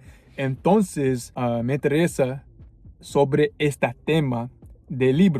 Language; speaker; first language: Spanish; early bilingual, heritage; English